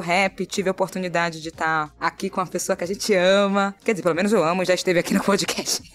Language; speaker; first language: Portuguese; native; Portuguese